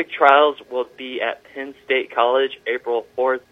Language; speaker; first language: English; native; English